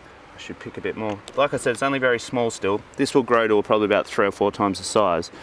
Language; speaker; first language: English; native; English